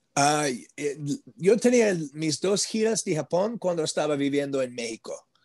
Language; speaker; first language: Spanish; non-native, learner; English